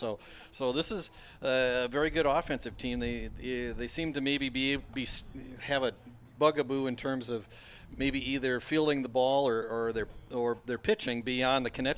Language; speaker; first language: English; native; English